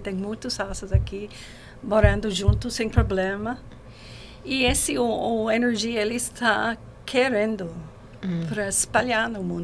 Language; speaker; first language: Portuguese; non-native, fluent; English